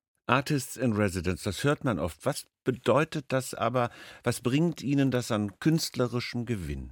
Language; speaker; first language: German; native; German